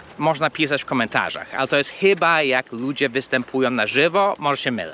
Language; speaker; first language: Polish; non-native, fluent; English